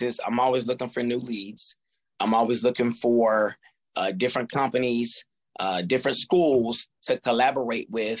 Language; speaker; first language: English; native; English